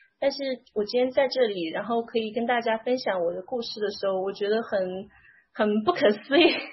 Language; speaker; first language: Chinese; native; Chinese